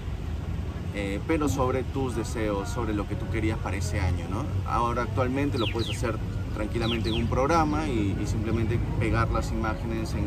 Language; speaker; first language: Spanish; native; Spanish